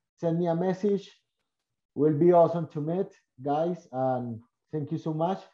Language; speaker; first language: English; non-native, learner; Spanish